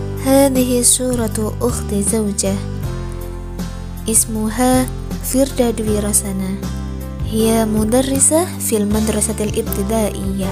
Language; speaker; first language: Arabic; non-native, learner; Indonesian